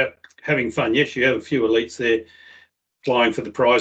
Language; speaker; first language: English; native; English